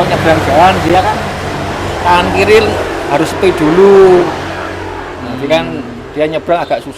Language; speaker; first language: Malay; non-native, local second language; Javanese